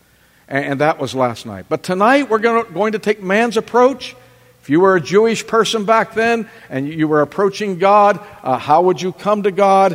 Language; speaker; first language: English; native; English